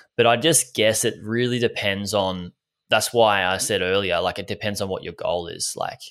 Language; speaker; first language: English; native; English